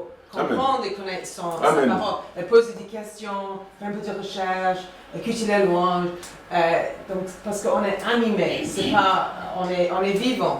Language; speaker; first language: French; non-native, fluent; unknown